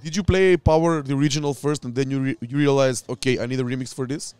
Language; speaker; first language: English; non-native, fluent; Macedonian